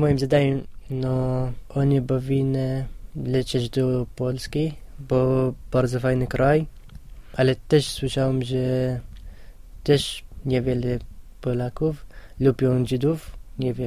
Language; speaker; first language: Polish; non-native, learner; Hebrew